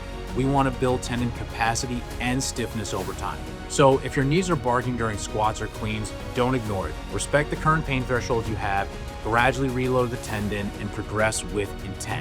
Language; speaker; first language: English; native; English